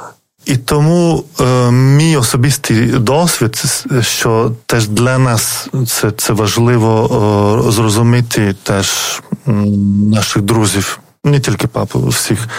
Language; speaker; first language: Ukrainian; non-native, fluent; Lithuanian